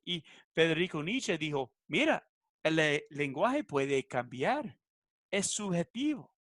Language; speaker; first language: Spanish; non-native, fluent; English